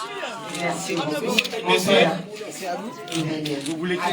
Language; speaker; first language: French; non-native, fluent; Hausa